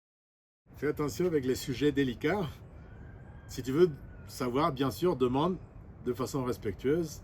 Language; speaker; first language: French; non-native, fluent; Spanish